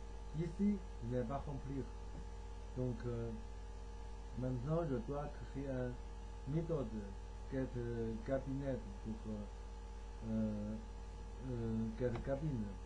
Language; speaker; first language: French; non-native, learner; Chinese